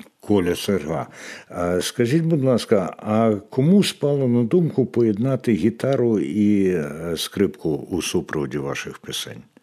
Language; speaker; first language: Ukrainian; native; Ukrainian